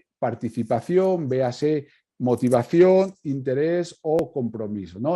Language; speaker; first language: Spanish; native; Spanish